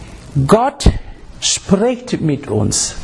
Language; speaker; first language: German; non-native, fluent; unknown